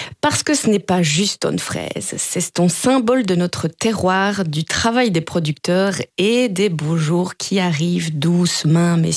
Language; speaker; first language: French; native; French